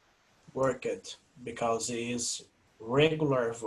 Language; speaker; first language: English; non-native, learner; Portuguese